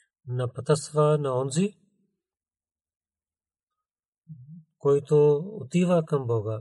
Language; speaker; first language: Bulgarian; non-native, fluent; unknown